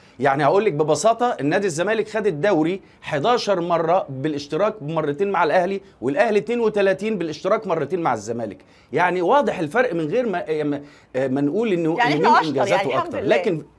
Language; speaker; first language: Arabic; native; Arabic